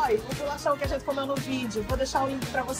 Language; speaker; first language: Portuguese; native; Portuguese